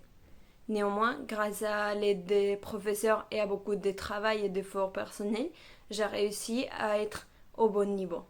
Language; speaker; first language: French; non-native, fluent; Spanish